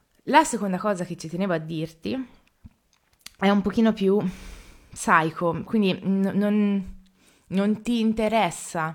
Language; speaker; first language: Italian; native; Italian